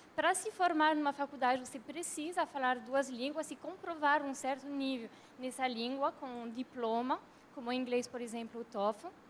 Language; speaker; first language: Portuguese; non-native, fluent; French